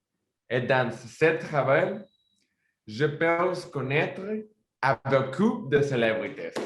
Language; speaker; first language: French; non-native, learner; Spanish